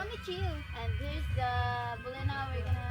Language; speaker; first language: English; non-native, local second language; Cebuano